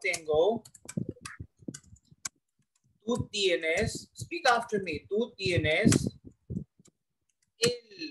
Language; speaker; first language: Spanish; non-native, learner; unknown